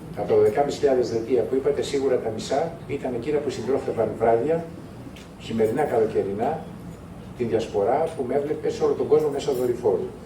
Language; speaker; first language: Greek; native; Greek